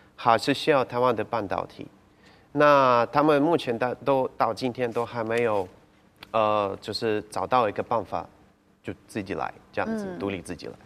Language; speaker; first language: Chinese; non-native, fluent; Ukrainian